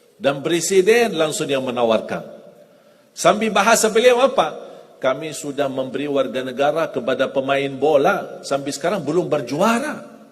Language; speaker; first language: Indonesian; non-native, fluent; Arabic